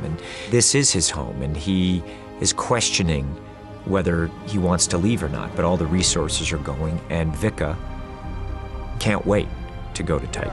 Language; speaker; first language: English; native; English